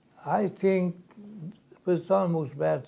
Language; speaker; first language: English; non-native, learner; Swedish